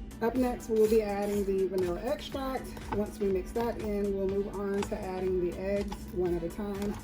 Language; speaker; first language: English; native; English